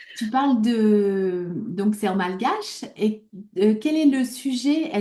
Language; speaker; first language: French; native; French